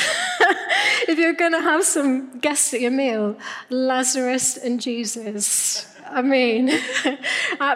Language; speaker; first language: English; native; English